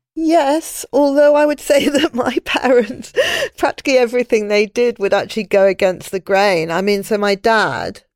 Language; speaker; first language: English; native; English